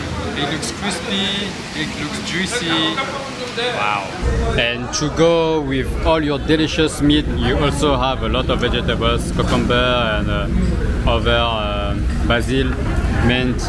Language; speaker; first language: English; non-native, fluent; French